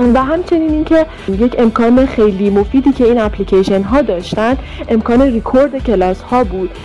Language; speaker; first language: Persian; native; Persian